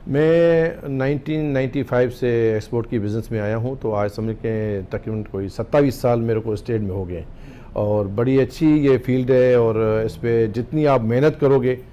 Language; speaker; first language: Urdu; native; Urdu